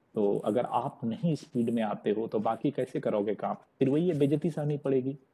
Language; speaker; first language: Hindi; native; Hindi